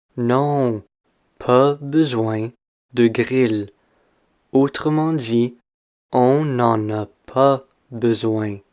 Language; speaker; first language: French; non-native, fluent; English